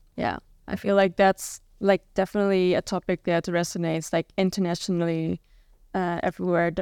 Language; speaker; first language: English; non-native, fluent; Dutch